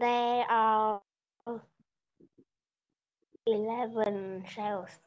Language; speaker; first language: English; non-native, learner; Vietnamese